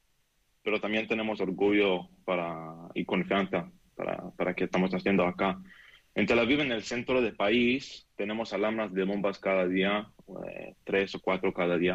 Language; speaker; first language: Spanish; non-native, learner; Hebrew